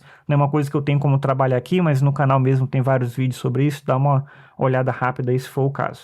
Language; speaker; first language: Portuguese; native; Portuguese